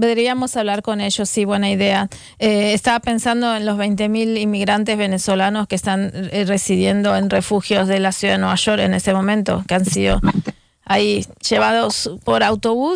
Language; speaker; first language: Spanish; native; Spanish